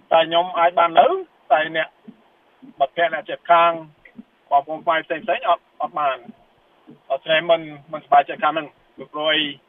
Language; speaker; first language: Khmer; early bilingual, heritage; Khmer